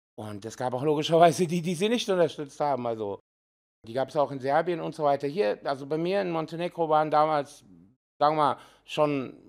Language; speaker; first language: German; early bilingual, heritage; Serbian